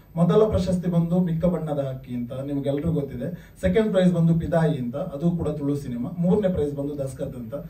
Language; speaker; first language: Kannada; non-native, local second language; Tulu